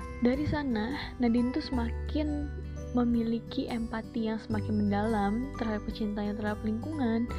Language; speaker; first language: Indonesian; native; Indonesian